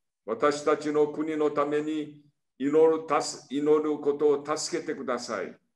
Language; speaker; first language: Japanese; early bilingual, heritage; Portuguese